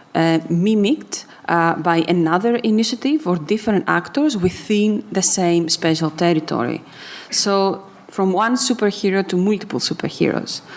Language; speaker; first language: English; non-native, fluent; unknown